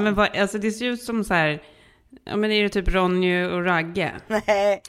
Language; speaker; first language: Swedish; native; Swedish